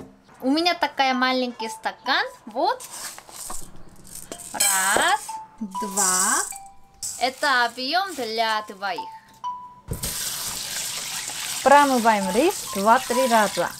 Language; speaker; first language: Russian; non-native, fluent; Korean